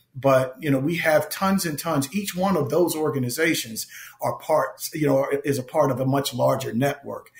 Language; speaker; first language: English; native; English